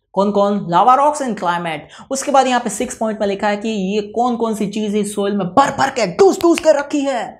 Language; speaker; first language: Hindi; non-native, local second language; Gujarati